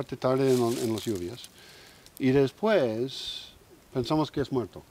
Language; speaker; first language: Spanish; non-native, learner; English